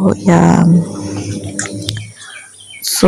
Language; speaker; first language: English; non-native, learner; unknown